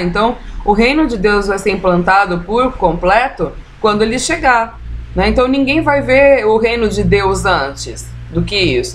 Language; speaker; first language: Portuguese; native; Portuguese